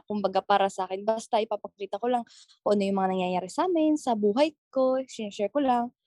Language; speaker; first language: Filipino; native; Filipino